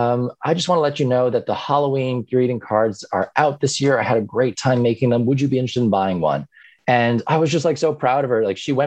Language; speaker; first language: English; native; English